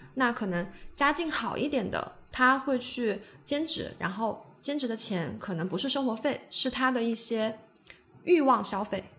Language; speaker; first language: Chinese; native; Chinese